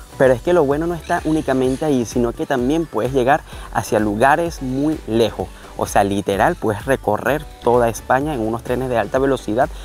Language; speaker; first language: Spanish; native; Spanish